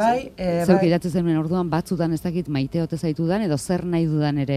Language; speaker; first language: Basque; native; Basque